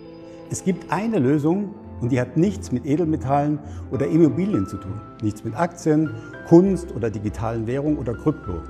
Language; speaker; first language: German; native; German